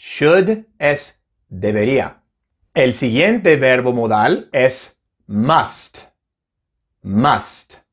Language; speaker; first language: Spanish; non-native, fluent; English